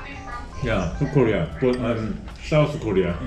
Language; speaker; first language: English; non-native, learner; Korean